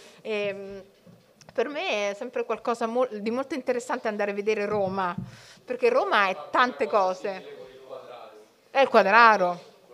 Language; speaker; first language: Italian; early bilingual, other home language; Somali